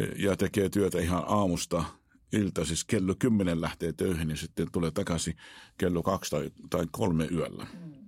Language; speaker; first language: Finnish; non-native, fluent; Arabic